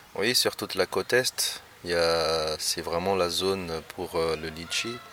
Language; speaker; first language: French; non-native, local second language; Malagasy